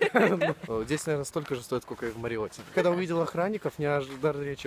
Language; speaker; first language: Russian; native; Russian